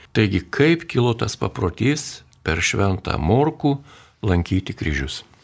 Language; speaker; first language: Lithuanian; native; Lithuanian